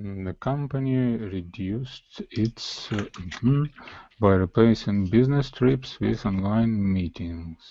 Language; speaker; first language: English; non-native, learner; Russian